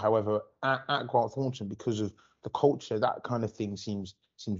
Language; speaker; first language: English; native; English